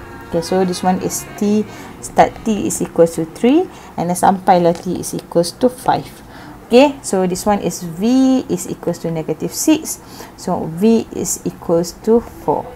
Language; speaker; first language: English; non-native, local second language; Malay